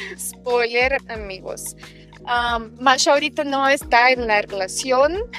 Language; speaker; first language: Spanish; non-native, fluent; Russian